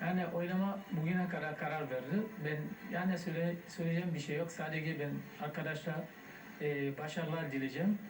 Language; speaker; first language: Turkish; non-native, learner; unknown